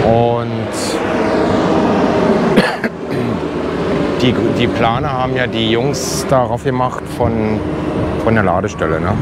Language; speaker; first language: German; native; German